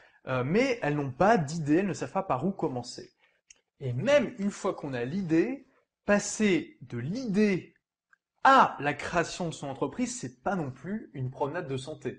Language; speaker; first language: French; native; French